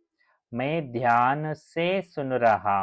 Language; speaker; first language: Hindi; non-native, local second language; Telugu